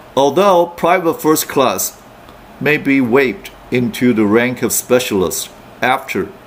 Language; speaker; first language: English; non-native, fluent; Chinese